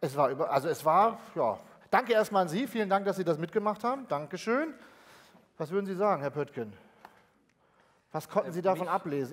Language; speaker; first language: German; native; German